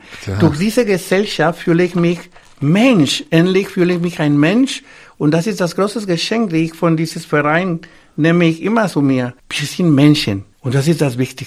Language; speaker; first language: German; non-native, fluent; Spanish